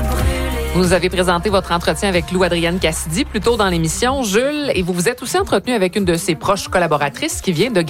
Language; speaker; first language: French; native; French